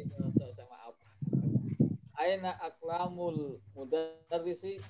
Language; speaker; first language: Arabic; non-native, learner; Indonesian